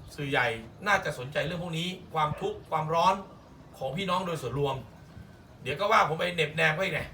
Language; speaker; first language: Thai; native; Thai